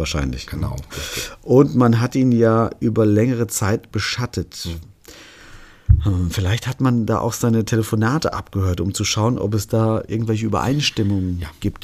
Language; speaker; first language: German; native; German